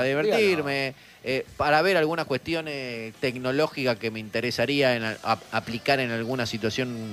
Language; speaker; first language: Spanish; native; Spanish